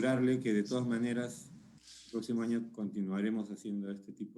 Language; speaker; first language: Spanish; native; Spanish